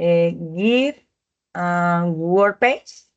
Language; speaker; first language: English; non-native, learner; Spanish